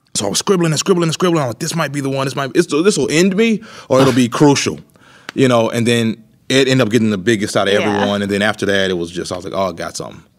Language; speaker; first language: English; native; English